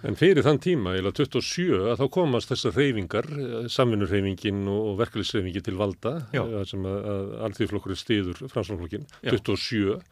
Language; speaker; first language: Icelandic; native; Icelandic